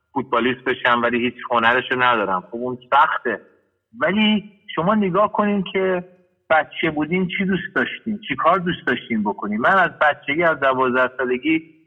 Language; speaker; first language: Persian; early bilingual, heritage; Persian